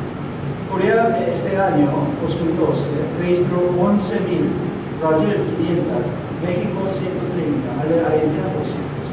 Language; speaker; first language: Spanish; non-native, learner; Korean